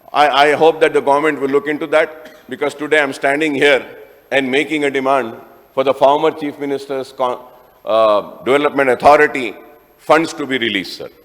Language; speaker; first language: English; non-native, local second language; Urdu